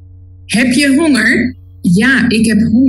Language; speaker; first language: Dutch; non-native, learner; Spanish